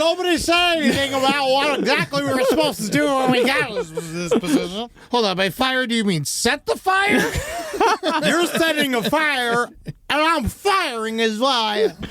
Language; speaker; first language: English; native; English